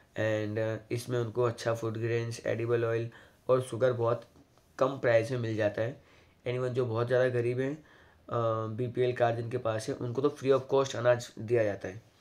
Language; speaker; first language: Hindi; non-native, local second language; Gujarati